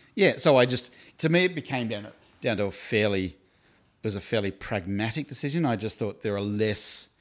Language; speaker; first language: English; native; English